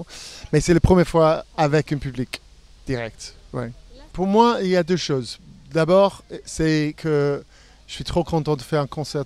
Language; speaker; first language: French; non-native, fluent; English